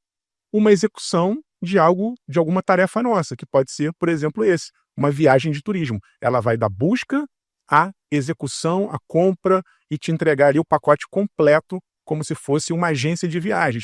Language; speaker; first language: Portuguese; native; Portuguese